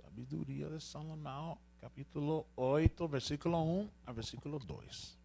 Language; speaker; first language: Portuguese; non-native, learner; Spanish